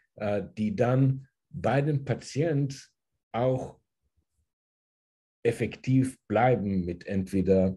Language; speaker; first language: German; early bilingual, heritage; German